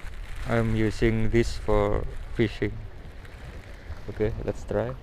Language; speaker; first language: English; non-native, learner; Indonesian